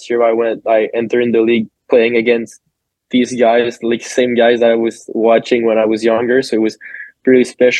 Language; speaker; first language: English; native; English